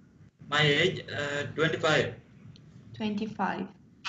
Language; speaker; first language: English; non-native, learner; Sinhala